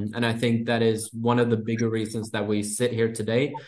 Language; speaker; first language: English; non-native, fluent; Swedish